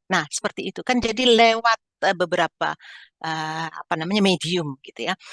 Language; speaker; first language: Indonesian; native; Indonesian